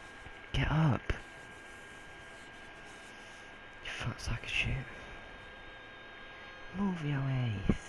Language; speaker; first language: English; native; English